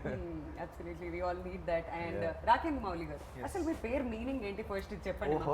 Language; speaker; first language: Telugu; native; Telugu